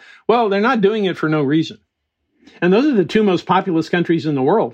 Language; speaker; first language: English; native; English